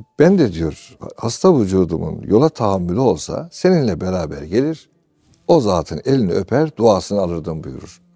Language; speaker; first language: Turkish; native; Turkish